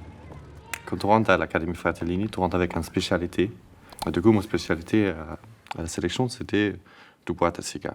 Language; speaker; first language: French; non-native, fluent; Danish